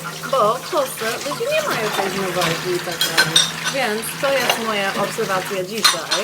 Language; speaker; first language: Polish; non-native, learner; English